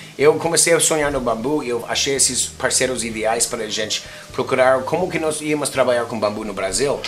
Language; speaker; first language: Portuguese; non-native, fluent; English